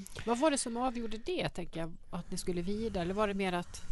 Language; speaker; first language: Swedish; native; Swedish